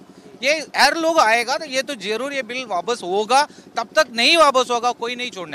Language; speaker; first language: Hindi; non-native, local second language; Tamil